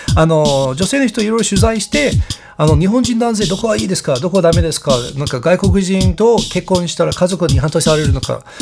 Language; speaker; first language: Japanese; non-native, fluent; English